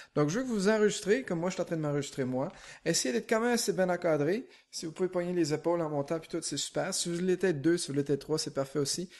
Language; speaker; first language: French; native; French